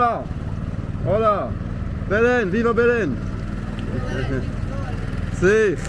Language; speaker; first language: Spanish; non-native, learner; English